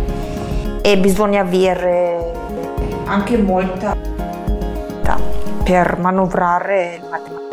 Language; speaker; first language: Italian; non-native, fluent; German